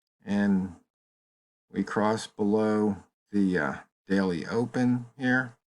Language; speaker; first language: English; native; English